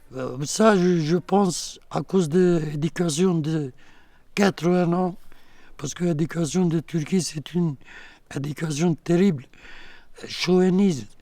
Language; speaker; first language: French; non-native, learner; Kurdish